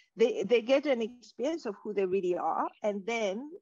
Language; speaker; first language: English; non-native, fluent; French